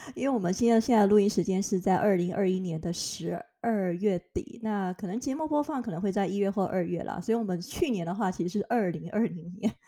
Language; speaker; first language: Chinese; native; Chinese